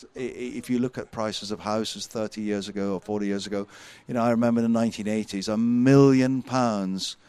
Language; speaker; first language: English; native; English